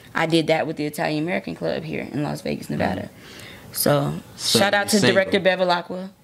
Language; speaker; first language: English; native; English